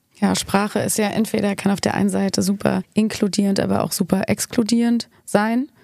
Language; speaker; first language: German; native; German